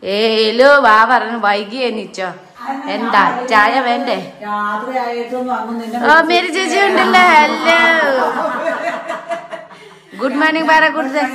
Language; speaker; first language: Malayalam; non-native, learner; Nepali